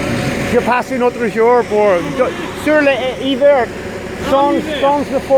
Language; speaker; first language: French; non-native, learner; English